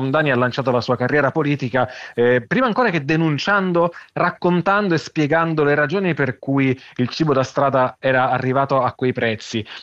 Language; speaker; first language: Italian; native; Italian